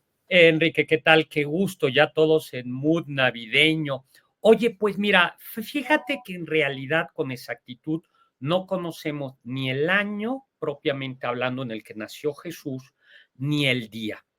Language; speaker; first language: Spanish; native; Spanish